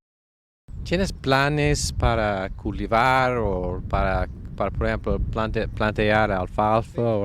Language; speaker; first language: Spanish; non-native, learner; English